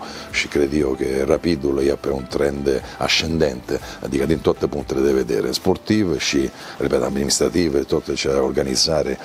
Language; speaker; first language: Romanian; non-native, learner; Italian